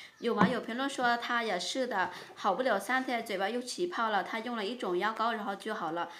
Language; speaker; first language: Chinese; non-native, fluent; Lao